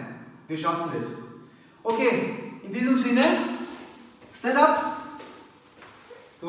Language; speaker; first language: German; native; German